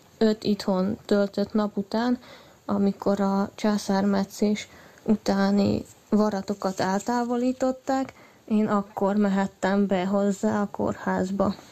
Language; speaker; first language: Hungarian; native; Hungarian